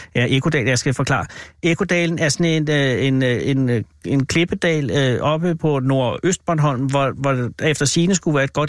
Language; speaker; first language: Danish; native; Danish